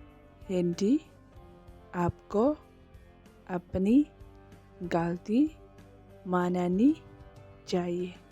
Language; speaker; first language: Hindi; non-native, local second language; Khasi